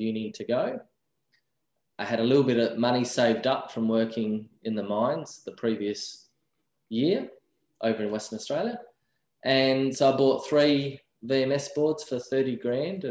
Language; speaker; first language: English; native; English